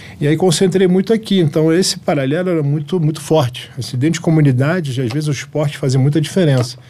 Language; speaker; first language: Portuguese; early bilingual, heritage; Arabic